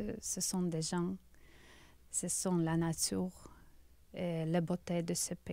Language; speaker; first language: French; non-native, learner; Ukrainian